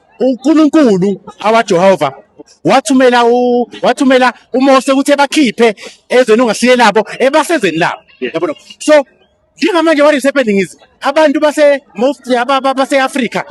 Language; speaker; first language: Zulu; native; Zulu